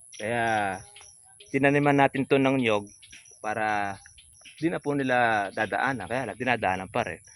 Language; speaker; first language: Filipino; native; Filipino